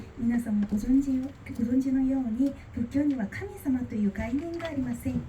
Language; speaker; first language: Japanese; non-native, fluent; Korean